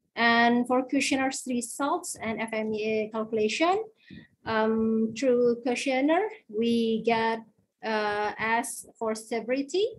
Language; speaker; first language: English; non-native, fluent; Indonesian